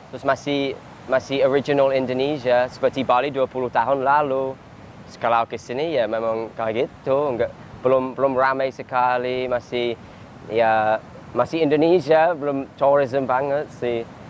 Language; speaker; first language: Indonesian; non-native, learner; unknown